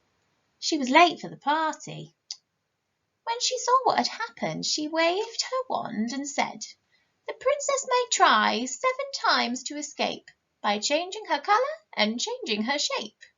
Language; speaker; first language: English; native; English